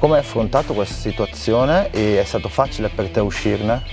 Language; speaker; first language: Italian; native; Italian